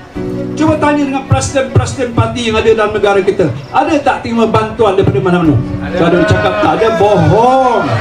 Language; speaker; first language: Malay; native; Malay